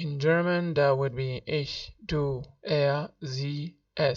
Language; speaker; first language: German; non-native, learner; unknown